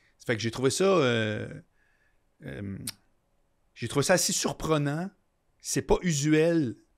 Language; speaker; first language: French; native; French